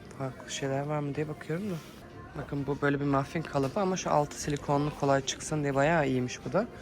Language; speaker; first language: Turkish; early bilingual, heritage; Turkish